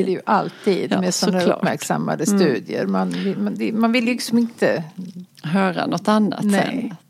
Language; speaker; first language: Swedish; native; Swedish